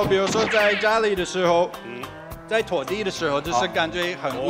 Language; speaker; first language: Chinese; non-native, fluent; English